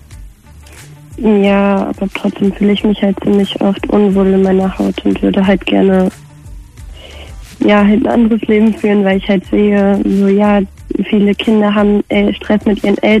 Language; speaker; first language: German; native; German